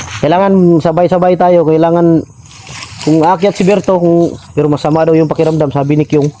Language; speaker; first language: Filipino; non-native, local second language; Cebuano